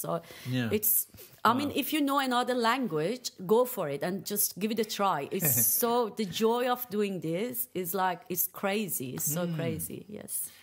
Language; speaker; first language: English; non-native, fluent; Persian